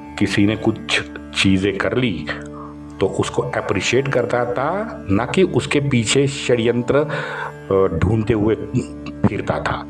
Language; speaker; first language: Hindi; non-native, local second language; Marathi